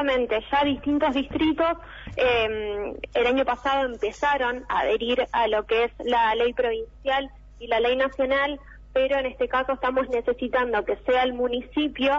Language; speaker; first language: Spanish; native; Spanish